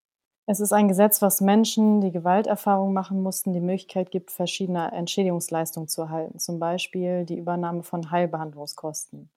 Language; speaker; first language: German; native; German